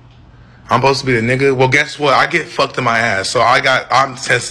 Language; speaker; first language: English; native; English